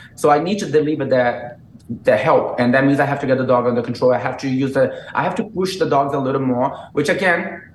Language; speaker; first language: English; non-native, fluent; Portuguese